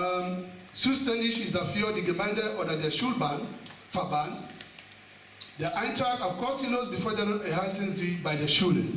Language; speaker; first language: German; non-native, fluent; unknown